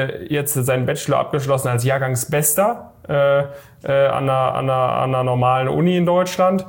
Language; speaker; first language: German; native; German